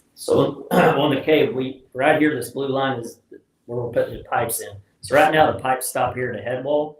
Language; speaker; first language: English; native; English